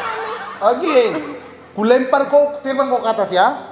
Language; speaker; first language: Indonesian; native; Indonesian